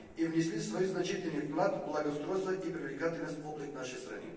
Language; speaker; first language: Russian; non-native, local second language; Tajik